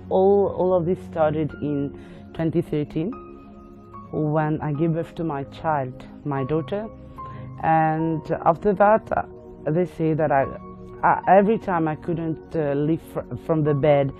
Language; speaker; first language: English; non-native, local second language; Morisyen